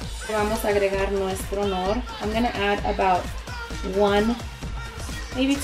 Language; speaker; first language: English; early bilingual, other home language; Spanish